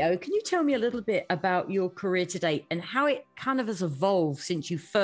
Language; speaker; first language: English; native; English